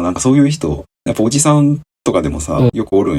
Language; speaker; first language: Japanese; native; Japanese